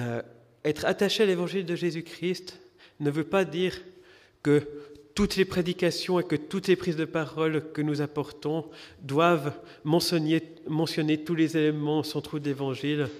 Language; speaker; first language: French; native; French